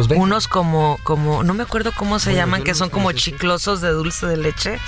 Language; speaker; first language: Spanish; native; Spanish